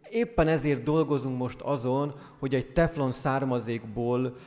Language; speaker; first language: Hungarian; native; Hungarian